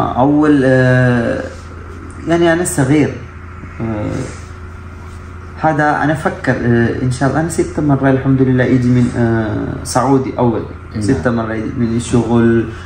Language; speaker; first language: Arabic; non-native, learner; Malayalam